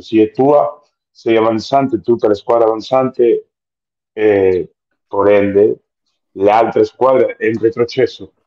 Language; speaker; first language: Italian; non-native, fluent; Spanish